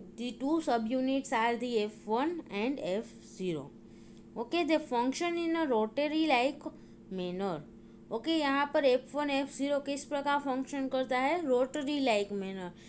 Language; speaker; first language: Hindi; non-native, local second language; Gujarati